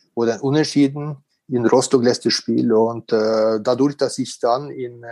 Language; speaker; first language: German; non-native, fluent; Norwegian